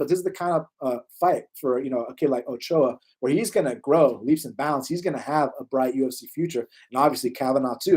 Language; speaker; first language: English; native; English